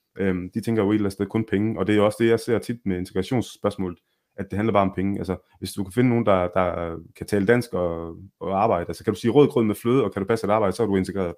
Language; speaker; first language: Danish; early bilingual, other home language; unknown